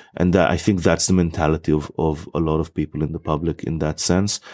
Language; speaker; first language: English; non-native, fluent; Hebrew